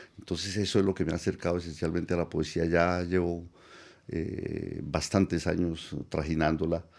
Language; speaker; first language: Spanish; native; Spanish